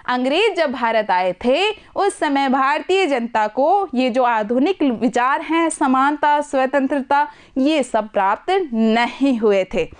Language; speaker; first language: Hindi; native; Hindi